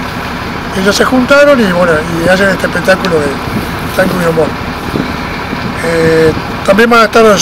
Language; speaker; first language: Spanish; native; Spanish